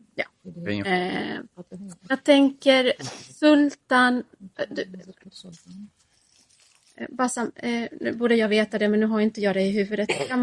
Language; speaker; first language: Swedish; native; Swedish